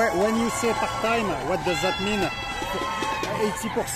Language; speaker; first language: English; non-native, learner; French